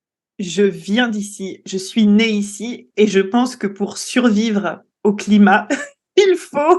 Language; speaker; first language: French; native; French